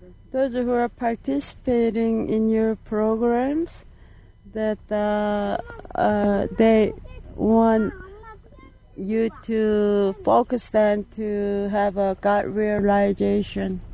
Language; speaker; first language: English; non-native, fluent; Korean